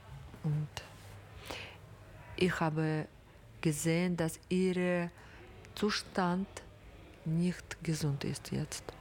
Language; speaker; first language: German; non-native, learner; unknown